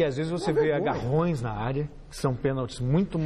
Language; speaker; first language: Portuguese; native; Portuguese